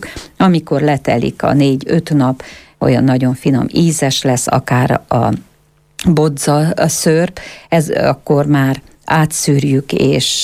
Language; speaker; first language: Hungarian; native; Hungarian